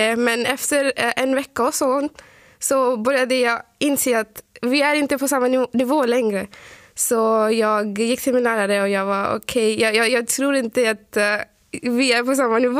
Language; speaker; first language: Swedish; non-native, fluent; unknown